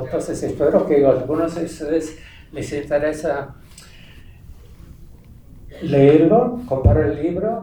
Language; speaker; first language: Spanish; non-native, fluent; English